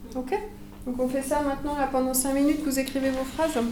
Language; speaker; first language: French; native; French